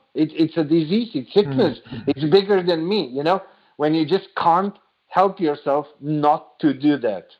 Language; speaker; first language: English; non-native, fluent; Slovenian